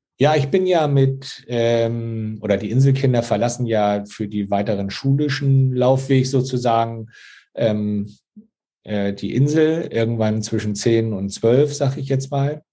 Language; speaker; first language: German; native; German